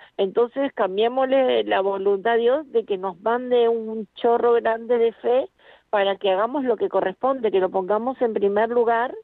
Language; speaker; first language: Spanish; native; Spanish